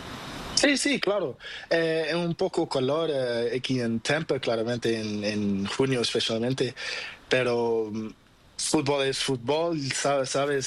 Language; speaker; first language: Spanish; non-native, learner; Portuguese